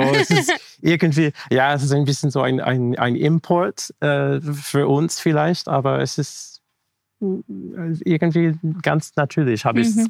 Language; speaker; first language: German; non-native, fluent; English